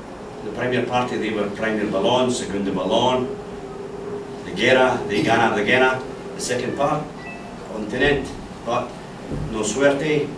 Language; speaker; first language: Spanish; non-native, learner; English